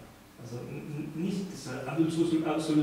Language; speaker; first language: German; non-native, fluent; Japanese